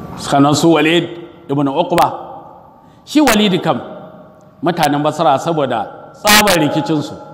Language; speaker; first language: Hausa; non-native, local second language; Kanuri